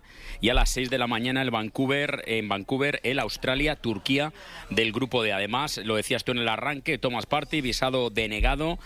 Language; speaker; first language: Spanish; native; Spanish